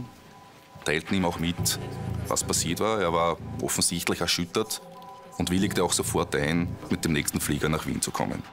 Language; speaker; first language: German; native; German